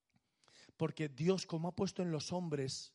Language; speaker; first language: Spanish; native; Spanish